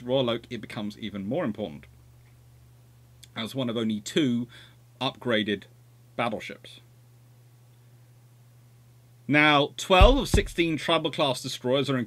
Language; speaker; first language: English; native; English